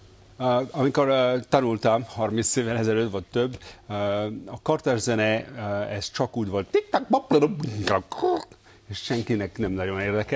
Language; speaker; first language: Hungarian; non-native, fluent; French